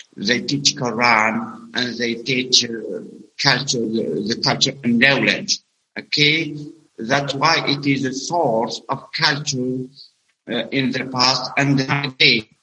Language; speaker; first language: English; non-native, learner; Arabic